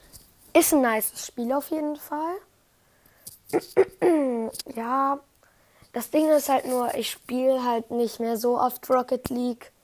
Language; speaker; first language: German; native; German